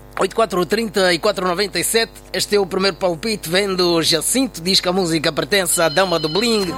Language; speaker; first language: Portuguese; native; Portuguese